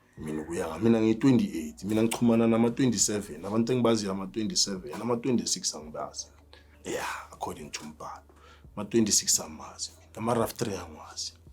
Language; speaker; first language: Zulu; native; Zulu